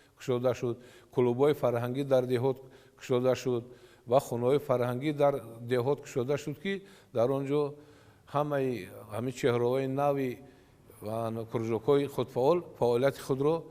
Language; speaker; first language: Tajik; native; Tajik